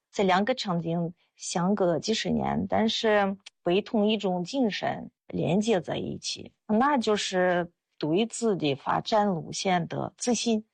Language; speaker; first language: Chinese; non-native, fluent; Russian